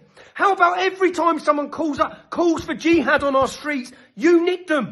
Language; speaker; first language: English; native; English